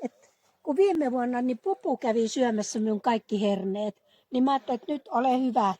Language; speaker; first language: Finnish; native; Finnish